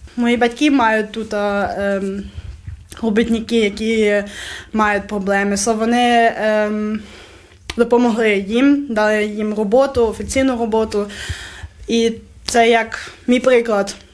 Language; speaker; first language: Ukrainian; non-native, local second language; German